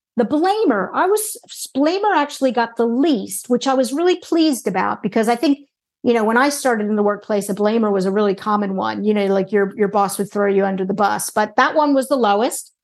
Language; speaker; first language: English; native; English